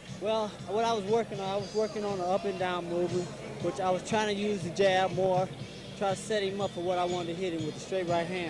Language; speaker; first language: English; native; English